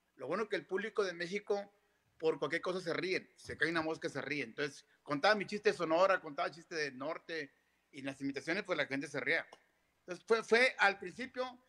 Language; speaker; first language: Spanish; native; Spanish